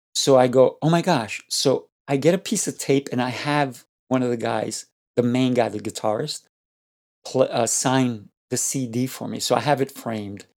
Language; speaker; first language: English; non-native, fluent; Spanish